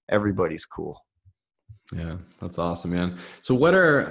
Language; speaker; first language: English; native; English